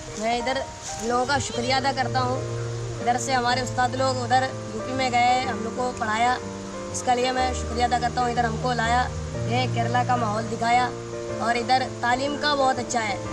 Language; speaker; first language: Hindi; native; Hindi